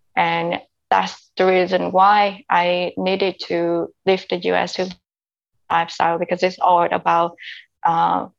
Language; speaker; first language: English; non-native, fluent; Vietnamese